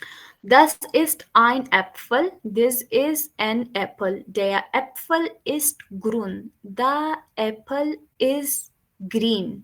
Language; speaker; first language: German; non-native, fluent; Urdu